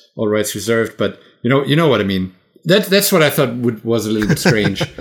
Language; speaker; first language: English; non-native, fluent; German